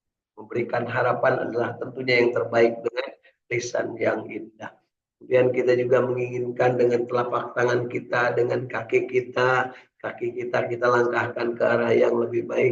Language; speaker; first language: Indonesian; native; Indonesian